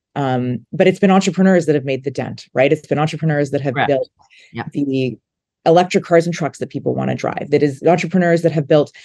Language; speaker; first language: English; native; English